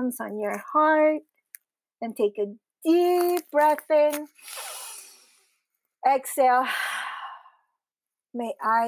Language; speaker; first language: English; non-native, local second language; Filipino